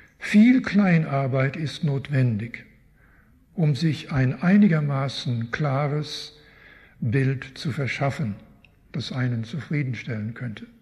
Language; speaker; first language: German; early bilingual, heritage; German